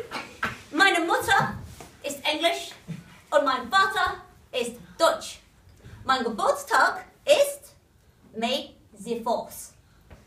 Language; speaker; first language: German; non-native, learner; English